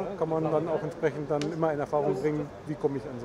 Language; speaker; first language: German; native; German